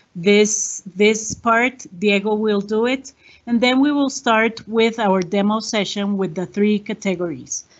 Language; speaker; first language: English; non-native, fluent; Spanish